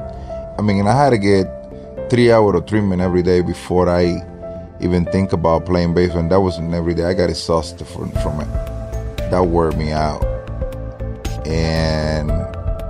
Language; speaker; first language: English; non-native, fluent; Spanish